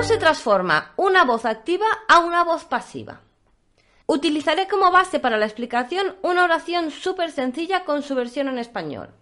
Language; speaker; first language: Spanish; native; Spanish